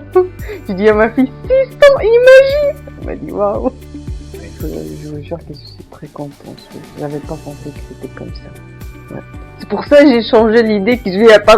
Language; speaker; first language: French; non-native, fluent; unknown